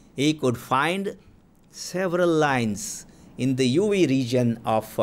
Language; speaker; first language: English; non-native, local second language; Gujarati